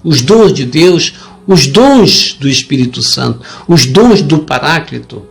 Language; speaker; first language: Portuguese; native; Portuguese